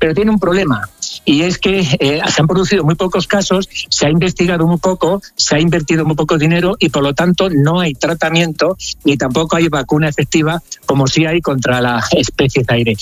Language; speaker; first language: Spanish; native; Spanish